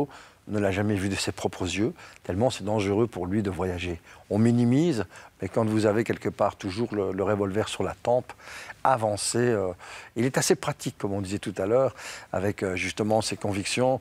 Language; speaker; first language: French; native; French